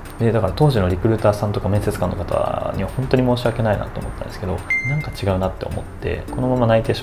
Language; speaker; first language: Japanese; native; Japanese